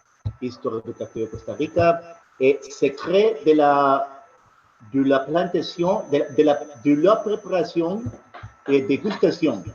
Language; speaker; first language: French; non-native, learner; Spanish